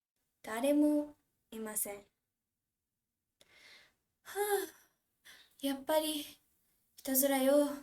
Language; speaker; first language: Japanese; non-native, fluent; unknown